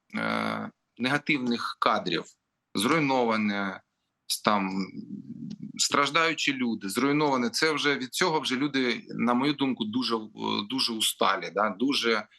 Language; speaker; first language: Ukrainian; non-native, local second language; Russian